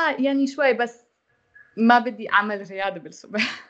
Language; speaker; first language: Arabic; non-native, learner; German